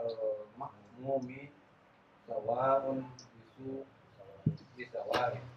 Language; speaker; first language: Arabic; non-native, fluent; Indonesian